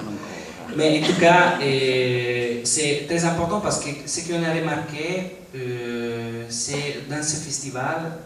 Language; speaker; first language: French; non-native, fluent; Italian